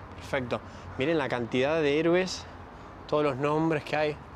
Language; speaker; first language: Spanish; native; Spanish